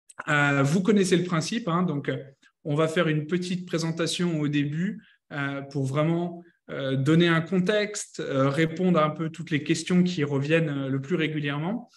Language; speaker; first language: French; native; French